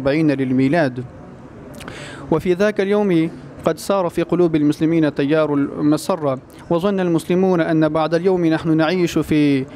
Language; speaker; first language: Arabic; non-native, learner; Urdu